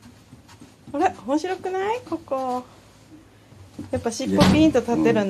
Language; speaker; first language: Japanese; native; Japanese